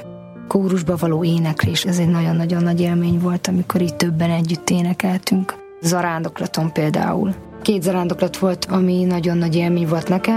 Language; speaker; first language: Hungarian; native; Hungarian